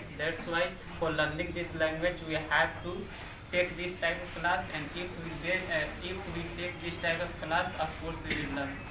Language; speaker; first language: English; non-native, local second language; Hindi